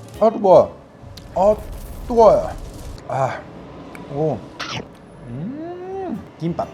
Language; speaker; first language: Korean; non-native, learner; Italian